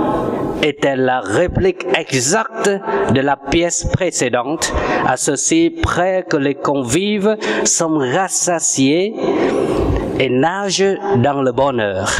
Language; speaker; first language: French; non-native, fluent; Vietnamese